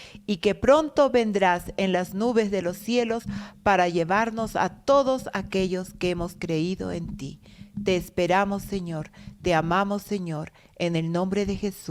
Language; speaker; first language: Spanish; native; Spanish